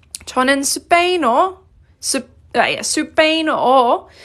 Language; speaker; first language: Korean; non-native, fluent; English